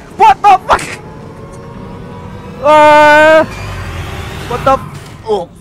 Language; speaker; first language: English; non-native, local second language; Malay